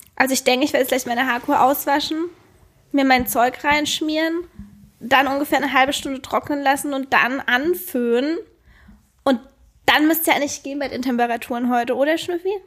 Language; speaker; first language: German; native; German